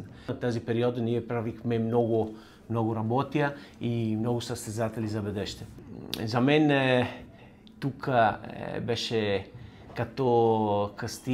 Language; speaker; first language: Bulgarian; non-native, learner; Italian